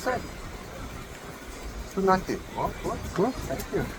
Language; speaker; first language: English; non-native, learner; German